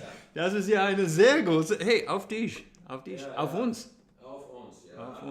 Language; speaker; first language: German; non-native, learner; English